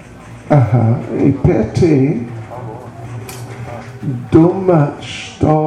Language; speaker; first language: Russian; non-native, learner; English